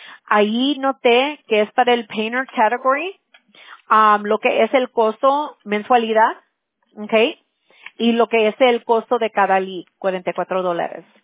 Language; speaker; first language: Spanish; early bilingual, heritage; Spanish